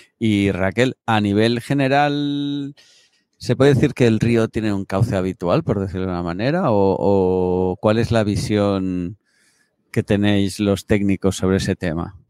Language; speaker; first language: Spanish; native; Spanish